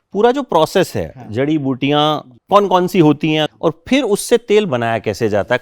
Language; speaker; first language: Hindi; native; Hindi